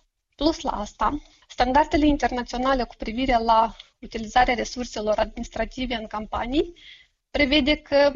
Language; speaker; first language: Romanian; native; Romanian